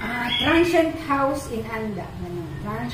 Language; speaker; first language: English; non-native, local second language; Filipino